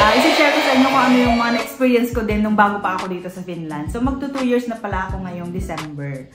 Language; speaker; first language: Filipino; native; Filipino